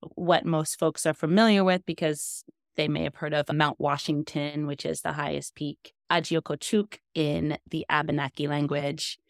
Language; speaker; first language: English; native; English